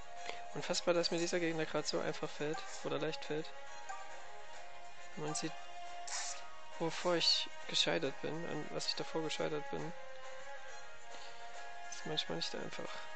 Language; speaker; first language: German; native; German